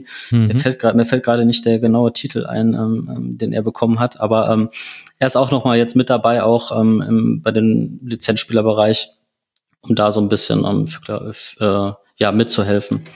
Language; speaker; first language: German; native; German